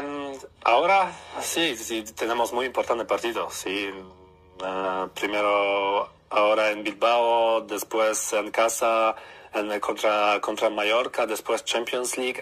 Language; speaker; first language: Spanish; non-native, learner; Polish